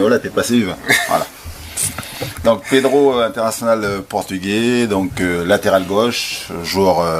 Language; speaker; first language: French; native; French